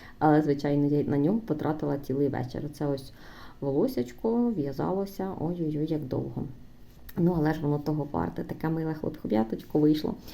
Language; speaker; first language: Ukrainian; non-native, local second language; Russian